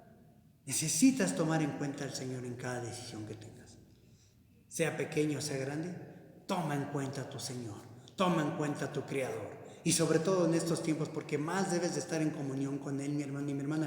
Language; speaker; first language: Spanish; native; Spanish